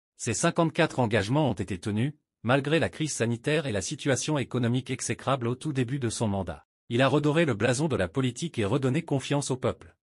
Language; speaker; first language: French; non-native, local second language; Arabic